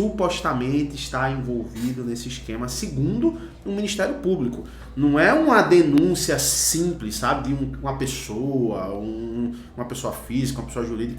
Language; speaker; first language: Portuguese; native; Portuguese